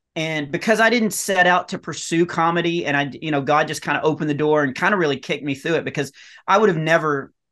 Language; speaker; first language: English; native; English